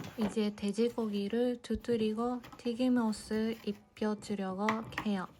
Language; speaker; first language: Korean; non-native, fluent; Japanese